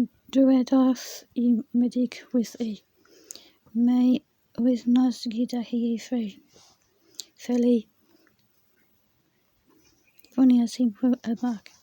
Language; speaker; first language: Welsh; non-native, learner; English